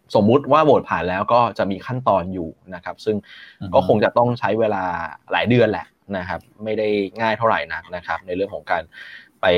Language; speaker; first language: Thai; non-native, local second language; Chinese